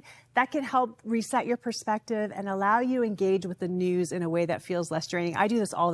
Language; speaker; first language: English; native; English